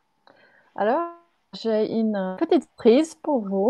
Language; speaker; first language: French; non-native, fluent; Slovenian